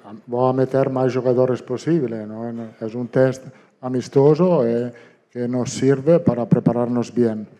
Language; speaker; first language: Portuguese; non-native, learner; Italian